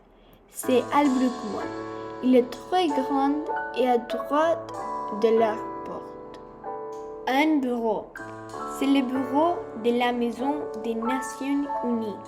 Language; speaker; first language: French; non-native, learner; Spanish